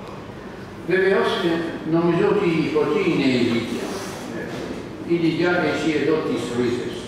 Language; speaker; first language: Greek; non-native, learner; French